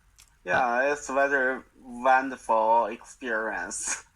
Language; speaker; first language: English; non-native, learner; Chinese